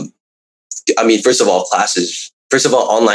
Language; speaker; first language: English; non-native, local second language; Cantonese